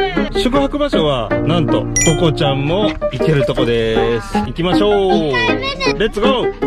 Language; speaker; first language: Japanese; native; Japanese